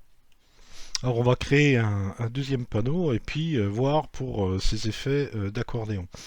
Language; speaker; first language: French; native; French